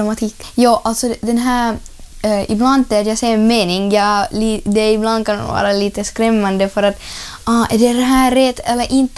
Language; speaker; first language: Swedish; non-native, learner; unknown